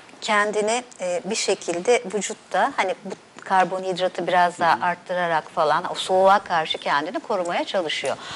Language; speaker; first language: Turkish; native; Turkish